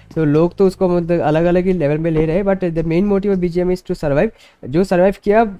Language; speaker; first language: Hindi; non-native, local second language; Bangla